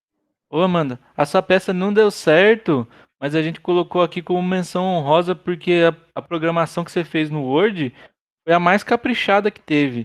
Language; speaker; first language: Portuguese; native; Portuguese